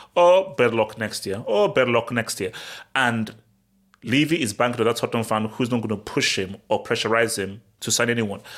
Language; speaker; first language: English; early bilingual, other home language; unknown